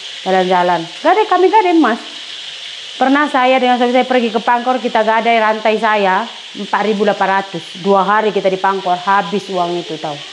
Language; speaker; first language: Indonesian; native; Indonesian